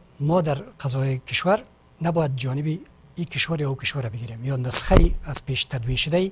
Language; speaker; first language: Persian; native; Persian